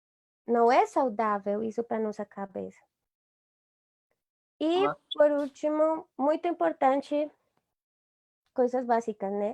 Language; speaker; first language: Portuguese; non-native, fluent; Spanish